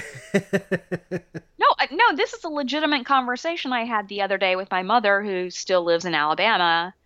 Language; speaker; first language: English; native; English